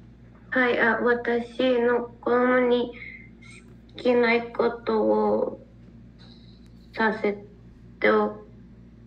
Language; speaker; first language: Japanese; non-native, learner; Spanish